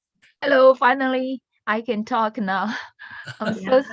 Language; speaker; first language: English; non-native, learner; Chinese